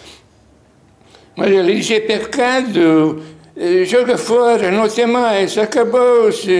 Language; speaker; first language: Portuguese; non-native, fluent; Lithuanian